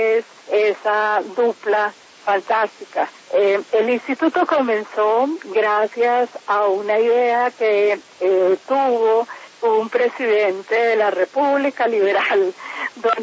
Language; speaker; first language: Spanish; native; Spanish